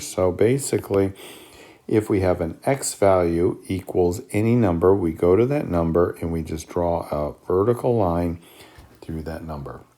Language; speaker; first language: English; native; English